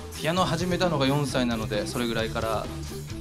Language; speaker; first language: Japanese; native; Japanese